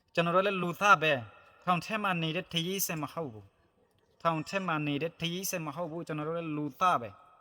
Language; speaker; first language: Burmese; non-native, local second language; Rohingya